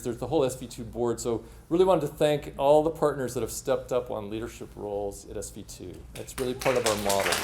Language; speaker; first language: English; native; English